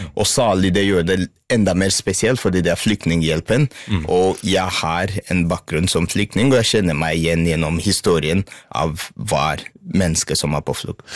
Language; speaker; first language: Norwegian; non-native, fluent; Swahili